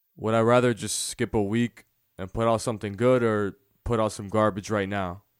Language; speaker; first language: English; native; English